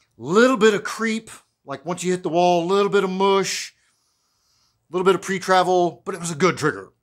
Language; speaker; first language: English; native; English